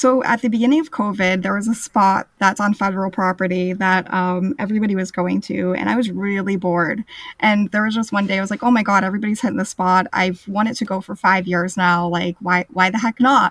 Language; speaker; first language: English; native; English